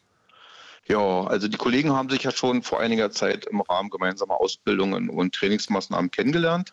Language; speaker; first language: German; native; German